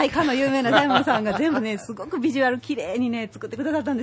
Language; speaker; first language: Japanese; native; Japanese